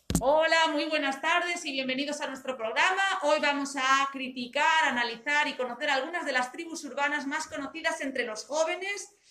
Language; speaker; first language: Spanish; non-native, fluent; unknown